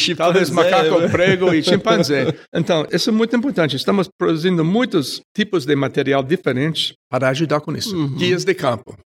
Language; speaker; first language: Portuguese; non-native, fluent; English